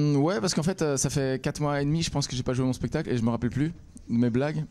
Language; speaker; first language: French; native; French